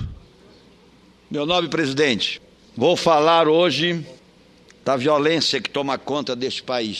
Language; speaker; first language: Portuguese; native; Portuguese